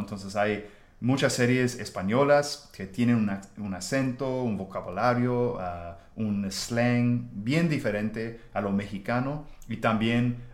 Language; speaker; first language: Spanish; non-native, fluent; English